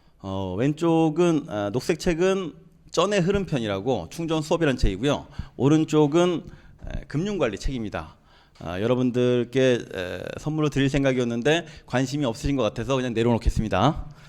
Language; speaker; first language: Korean; native; Korean